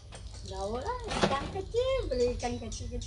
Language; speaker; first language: Indonesian; non-native, local second language; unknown